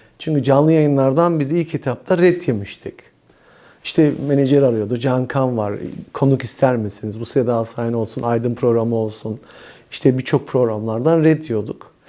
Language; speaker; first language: Turkish; early bilingual, heritage; Turkish